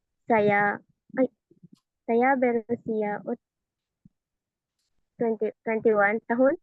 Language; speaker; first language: Indonesian; non-native, learner; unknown